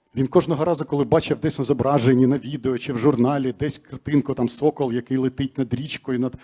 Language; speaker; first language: Ukrainian; native; Ukrainian